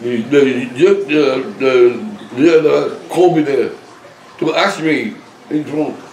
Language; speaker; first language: English; non-native, learner; Vietnamese